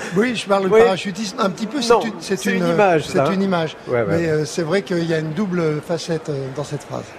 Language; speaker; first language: French; native; French